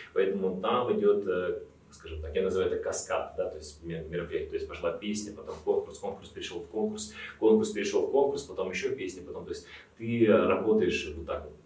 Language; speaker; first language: Russian; native; Russian